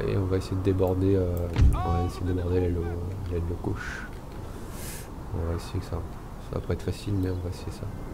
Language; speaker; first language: French; native; French